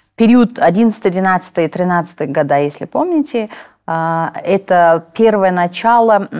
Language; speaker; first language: Russian; non-native, local second language; Kazakh